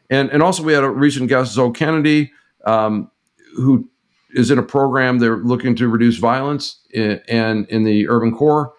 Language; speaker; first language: English; native; English